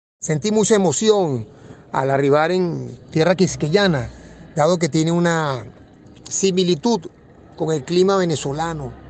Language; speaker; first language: Spanish; native; Spanish